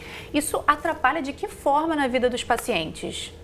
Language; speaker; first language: Portuguese; native; Portuguese